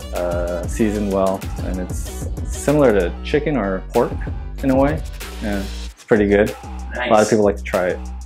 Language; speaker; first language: English; native; English